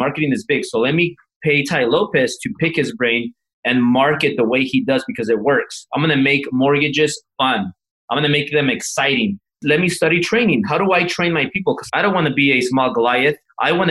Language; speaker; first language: English; early bilingual, other home language; Spanish